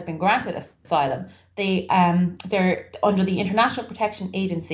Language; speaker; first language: English; native; English